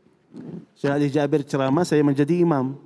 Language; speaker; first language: Indonesian; non-native, fluent; Arabic